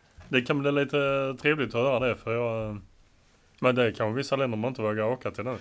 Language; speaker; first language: Swedish; native; Swedish